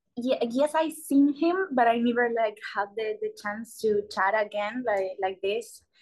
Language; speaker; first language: English; non-native, learner; Spanish